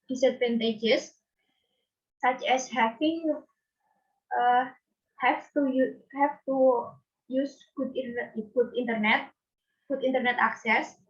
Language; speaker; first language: English; non-native, fluent; Indonesian